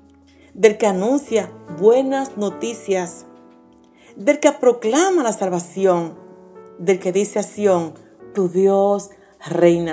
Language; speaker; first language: Spanish; native; Spanish